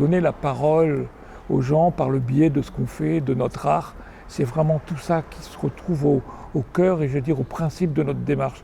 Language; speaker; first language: French; native; French